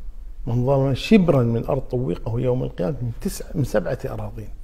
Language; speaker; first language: Arabic; native; Arabic